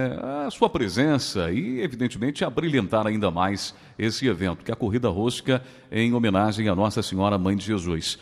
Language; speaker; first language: Portuguese; native; Portuguese